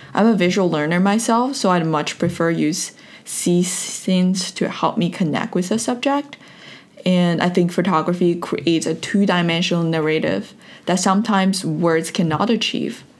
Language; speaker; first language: English; non-native, fluent; Chinese